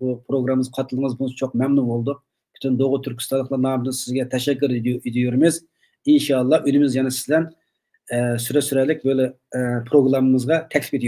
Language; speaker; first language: Turkish; non-native, learner; Uyghur